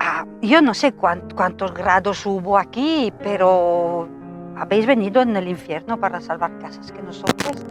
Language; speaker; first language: Spanish; non-native, fluent; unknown